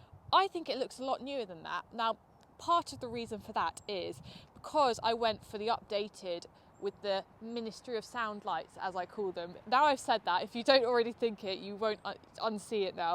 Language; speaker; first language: English; native; English